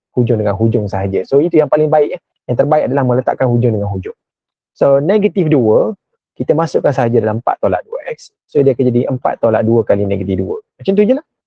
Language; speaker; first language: Malay; native; Malay